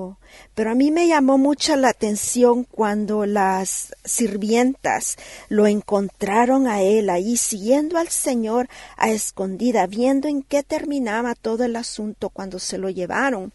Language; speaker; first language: Spanish; native; Spanish